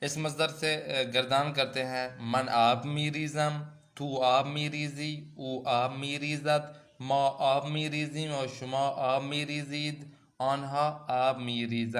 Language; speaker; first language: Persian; non-native, fluent; Urdu